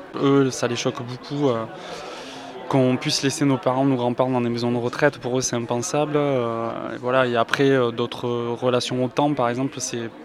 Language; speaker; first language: French; native; French